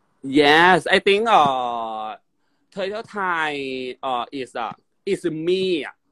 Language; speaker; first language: English; non-native, learner; Thai